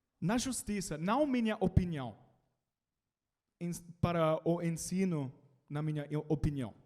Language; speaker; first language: Portuguese; non-native, learner; English